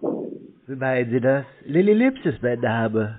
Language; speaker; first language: German; native; German